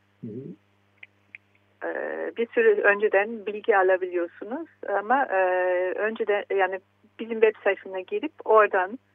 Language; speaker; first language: Turkish; non-native, fluent; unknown